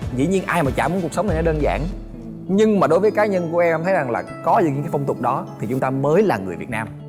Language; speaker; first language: Vietnamese; native; Vietnamese